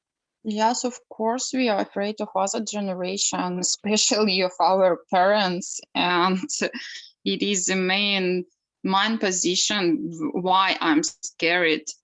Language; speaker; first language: English; non-native, learner; Ukrainian